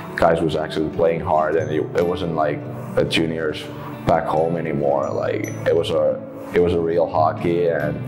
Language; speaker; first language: English; non-native, fluent; Finnish